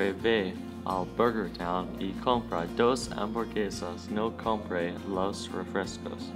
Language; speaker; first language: Spanish; non-native, learner; English